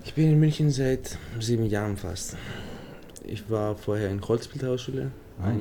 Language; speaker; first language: German; non-native, fluent; Greek